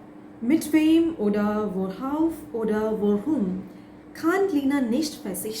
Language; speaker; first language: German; non-native, fluent; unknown